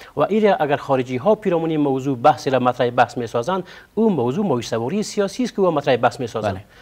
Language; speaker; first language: Persian; non-native, local second language; Pashto